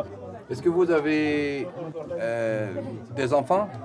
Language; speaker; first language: French; non-native, fluent; Dutch